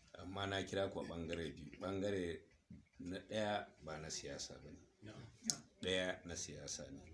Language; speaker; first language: Hausa; non-native, local second language; Fula